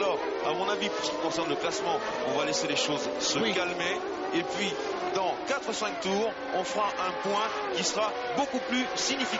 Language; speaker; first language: French; native; French